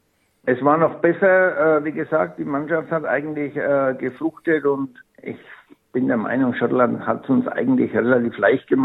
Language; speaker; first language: German; native; German